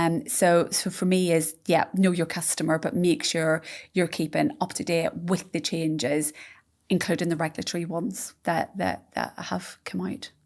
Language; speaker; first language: English; native; English